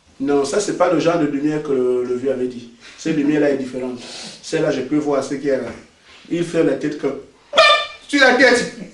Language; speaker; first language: French; non-native, local second language; Basaa